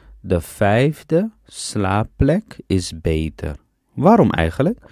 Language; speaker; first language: Dutch; early bilingual, other home language; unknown